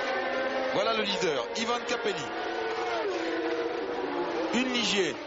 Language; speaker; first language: French; native; French